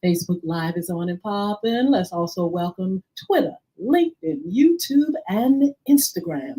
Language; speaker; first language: English; native; English